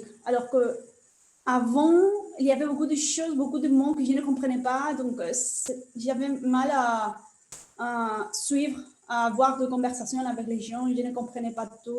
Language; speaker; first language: French; non-native, learner; Spanish